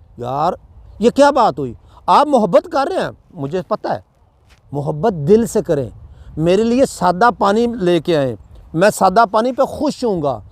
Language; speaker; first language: Urdu; non-native, local second language; Punjabi